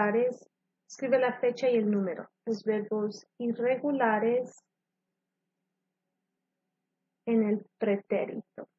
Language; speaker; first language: Spanish; non-native, fluent; English